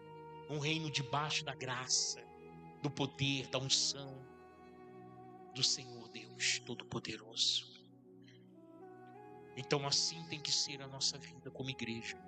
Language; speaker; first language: Portuguese; native; Portuguese